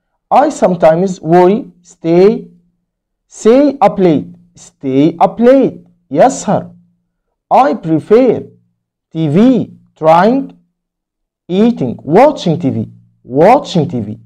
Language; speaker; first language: English; non-native, fluent; Arabic